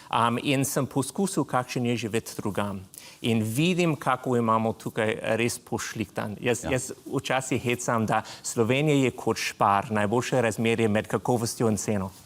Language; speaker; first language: Slovenian; non-native, fluent; English